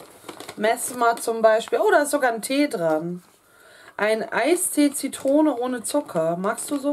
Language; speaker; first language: German; native; German